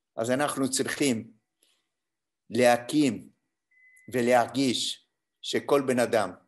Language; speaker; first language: Hebrew; non-native, fluent; French